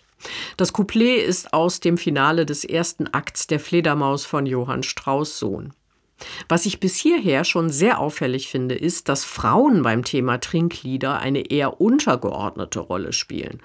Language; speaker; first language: German; native; German